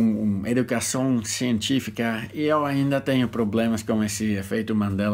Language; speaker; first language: Portuguese; non-native, fluent; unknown